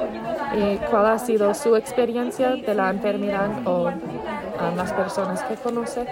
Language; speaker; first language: Spanish; non-native, learner; English